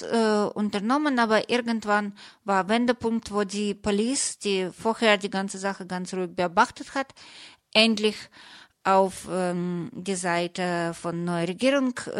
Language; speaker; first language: German; non-native, fluent; Russian